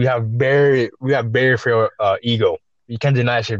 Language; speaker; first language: English; native; English